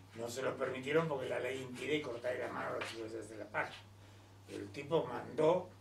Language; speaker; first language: Spanish; native; Spanish